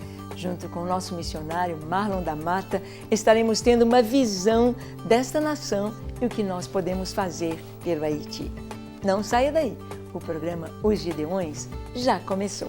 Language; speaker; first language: Portuguese; native; Portuguese